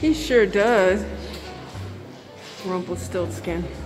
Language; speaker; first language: English; native; English